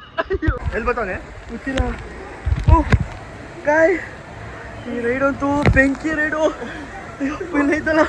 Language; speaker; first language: Kannada; native; Kannada